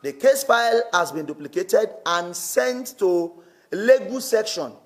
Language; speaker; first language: English; non-native, local second language; Yoruba